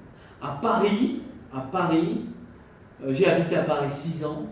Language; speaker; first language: French; non-native, fluent; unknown